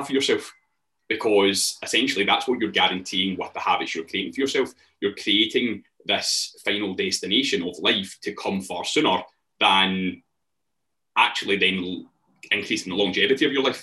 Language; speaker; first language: English; native; English